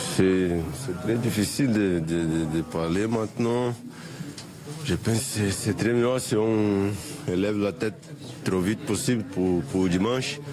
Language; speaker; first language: French; non-native, fluent; Portuguese